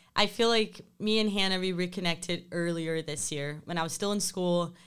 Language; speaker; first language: English; non-native, fluent; Portuguese